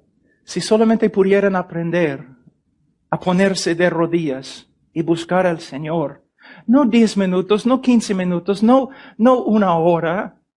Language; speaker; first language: Spanish; non-native, fluent; English